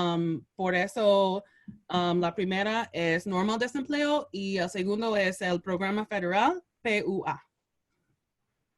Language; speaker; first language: Spanish; non-native, learner; English